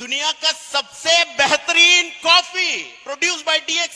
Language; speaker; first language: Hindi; non-native, fluent; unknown